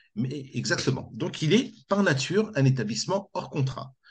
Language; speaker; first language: French; native; French